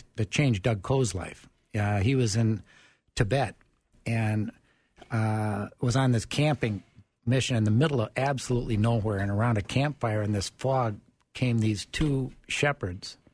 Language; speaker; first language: English; early bilingual, other home language; German